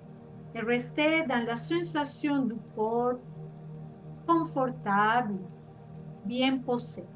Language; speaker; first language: French; non-native, fluent; Spanish